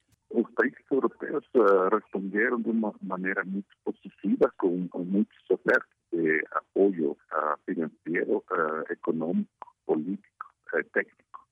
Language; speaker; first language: Portuguese; non-native, fluent; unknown